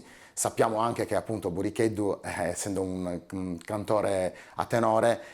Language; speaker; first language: Italian; native; Italian